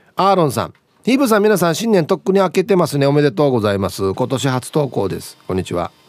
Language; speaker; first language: Japanese; native; Japanese